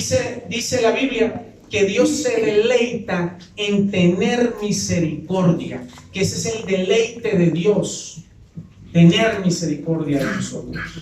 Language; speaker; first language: Spanish; native; Spanish